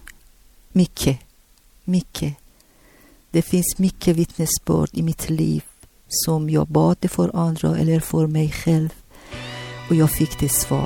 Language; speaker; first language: Swedish; non-native, learner; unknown